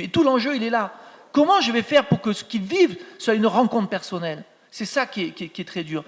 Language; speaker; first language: French; native; French